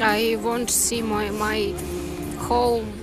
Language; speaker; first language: English; non-native, learner; Ukrainian